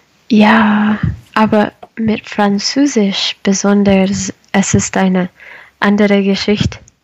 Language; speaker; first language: German; non-native, learner; Spanish